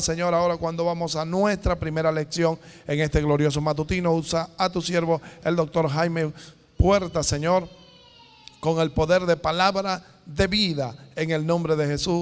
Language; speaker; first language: Spanish; native; Spanish